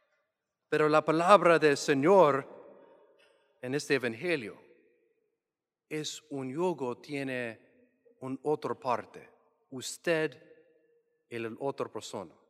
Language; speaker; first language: Spanish; non-native, fluent; English